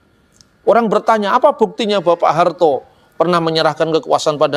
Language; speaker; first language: Indonesian; native; Indonesian